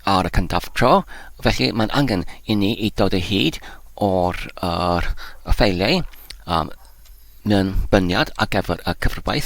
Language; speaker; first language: Welsh; non-native, learner; English